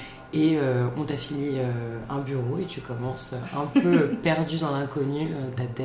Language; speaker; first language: French; native; French